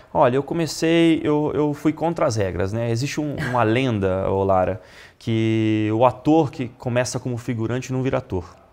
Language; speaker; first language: Portuguese; non-native, fluent; Italian